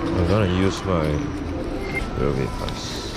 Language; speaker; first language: English; non-native, local second language; Chinese